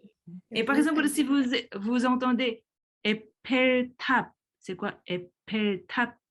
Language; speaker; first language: French; early bilingual, other home language; Korean